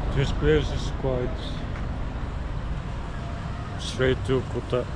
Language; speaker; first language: English; non-native, learner; Turkish